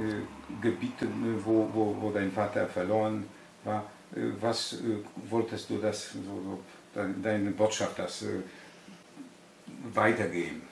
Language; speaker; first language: German; non-native, learner; Polish